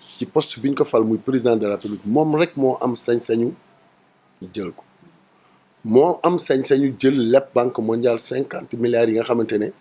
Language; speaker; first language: Wolof; native; Wolof